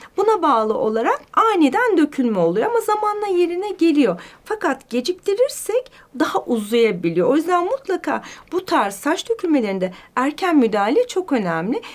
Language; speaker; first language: Turkish; native; Turkish